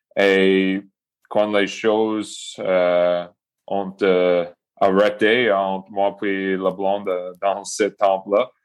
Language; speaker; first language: French; non-native, local second language; English